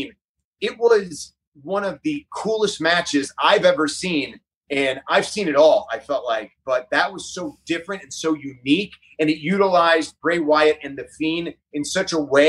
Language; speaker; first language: English; native; English